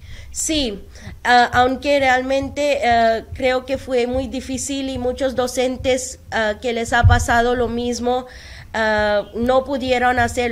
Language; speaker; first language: Spanish; non-native, fluent; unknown